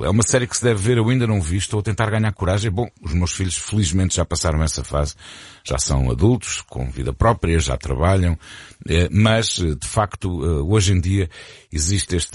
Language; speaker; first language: Portuguese; native; Portuguese